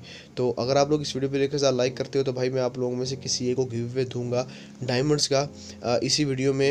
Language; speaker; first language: Hindi; native; Hindi